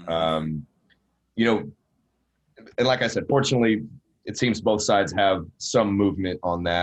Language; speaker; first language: English; native; English